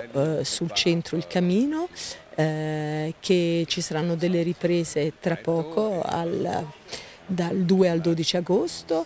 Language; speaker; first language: Italian; non-native, fluent; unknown